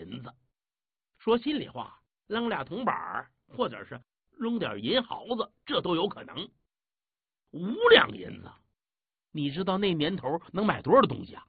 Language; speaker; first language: Chinese; native; Chinese